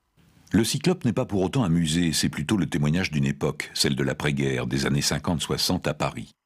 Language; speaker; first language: French; native; French